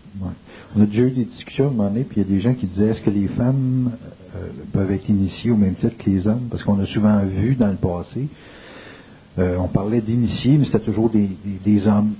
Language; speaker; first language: French; native; French